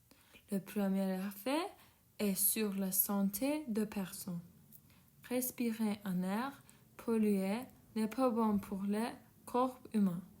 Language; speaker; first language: French; non-native, learner; Turkish